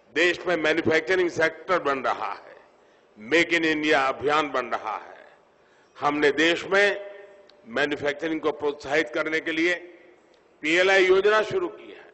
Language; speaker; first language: Hindi; non-native, local second language; Gujarati